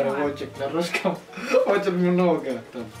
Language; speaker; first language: Russian; non-native, learner; Indonesian